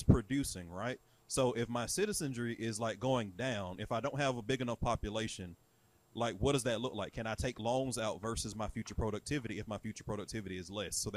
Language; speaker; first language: English; native; English